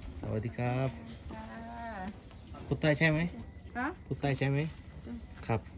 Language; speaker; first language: Thai; non-native, learner; Turkish